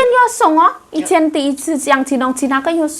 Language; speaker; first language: Chinese; non-native, learner; Javanese